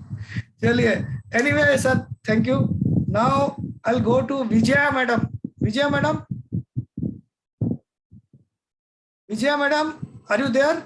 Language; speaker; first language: Hindi; native; Hindi